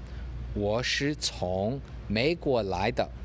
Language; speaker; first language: Chinese; non-native, learner; English